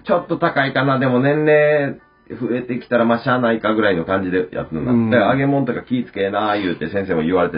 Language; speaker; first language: Japanese; native; Japanese